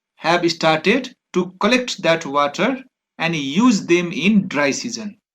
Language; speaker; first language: English; non-native, local second language; Nepali